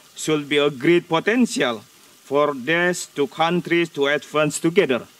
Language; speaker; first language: English; non-native, fluent; Indonesian